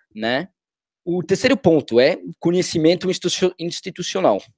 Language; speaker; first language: Portuguese; non-native, fluent; English